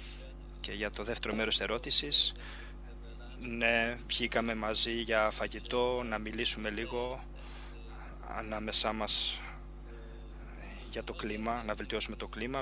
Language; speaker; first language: Greek; non-native, fluent; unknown